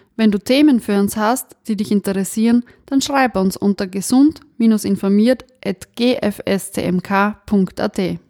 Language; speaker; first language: German; native; German